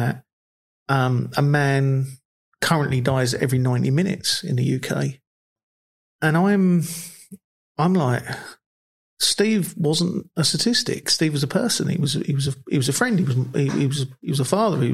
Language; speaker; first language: English; native; English